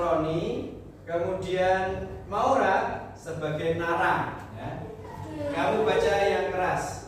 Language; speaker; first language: Indonesian; native; Indonesian